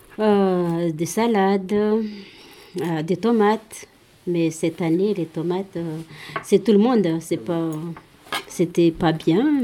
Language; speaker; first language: French; non-native, learner; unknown